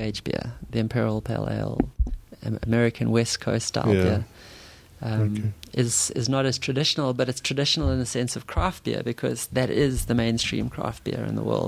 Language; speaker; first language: English; native; English